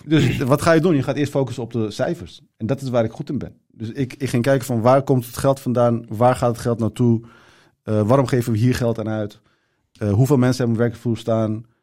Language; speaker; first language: Dutch; early bilingual, other home language; Turkish